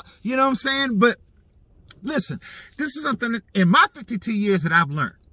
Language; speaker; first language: English; native; English